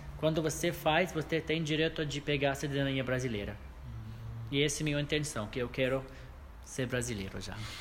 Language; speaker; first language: Portuguese; non-native, fluent; Arabic